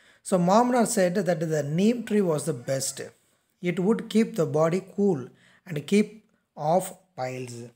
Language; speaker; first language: English; non-native, local second language; Tamil